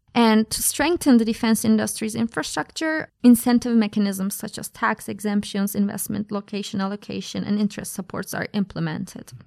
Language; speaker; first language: English; non-native, fluent; Turkish